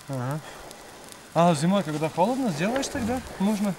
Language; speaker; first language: Russian; non-native, local second language; Latvian